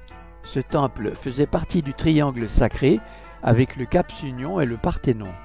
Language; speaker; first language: French; native; French